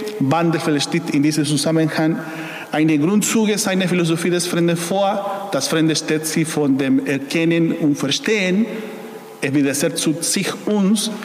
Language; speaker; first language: German; non-native, fluent; Spanish